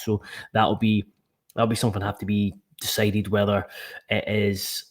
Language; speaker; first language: English; native; English